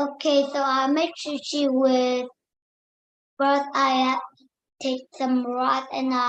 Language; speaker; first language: English; non-native, learner; Vietnamese